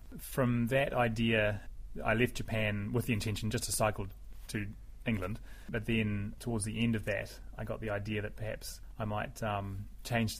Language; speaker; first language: English; native; English